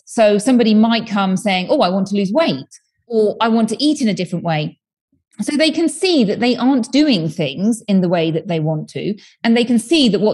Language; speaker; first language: English; native; English